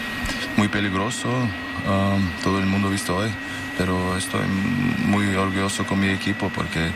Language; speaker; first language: Spanish; non-native, learner; German